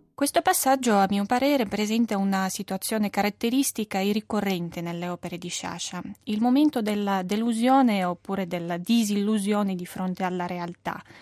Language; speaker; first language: Italian; non-native, fluent; Russian